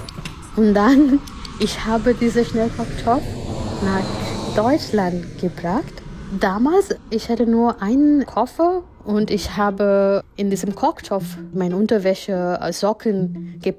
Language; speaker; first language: German; non-native, fluent; Gujarati